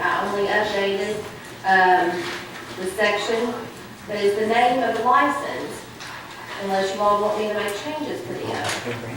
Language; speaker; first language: English; native; English